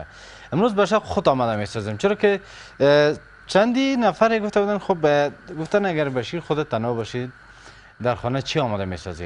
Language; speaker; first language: Persian; native; Persian